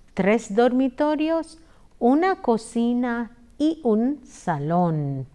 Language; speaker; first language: Spanish; non-native, fluent; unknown